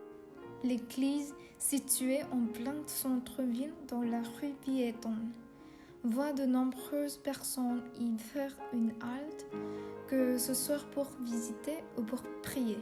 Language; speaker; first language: French; non-native, learner; Vietnamese